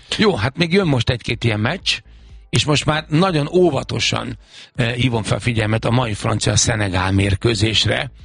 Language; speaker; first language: Hungarian; native; Hungarian